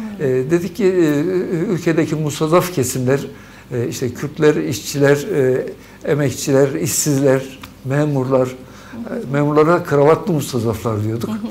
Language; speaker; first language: Turkish; early bilingual, other home language; Uzbek